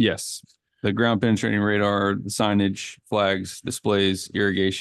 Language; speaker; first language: English; native; English